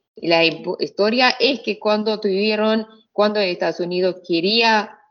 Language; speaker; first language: Spanish; non-native, fluent; Arabic